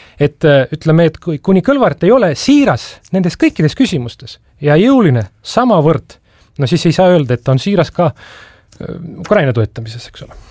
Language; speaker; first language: Estonian; non-native, local second language; Russian